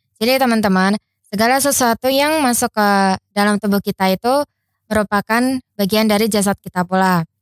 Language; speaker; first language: Indonesian; native; Indonesian